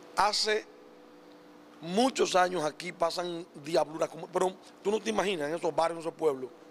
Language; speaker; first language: Spanish; native; Spanish